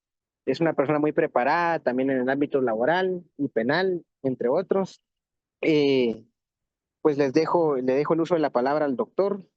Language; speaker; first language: Spanish; native; Spanish